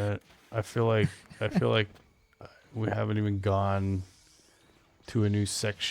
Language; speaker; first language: English; native; English